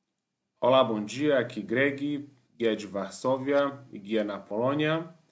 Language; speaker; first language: Portuguese; non-native, fluent; Polish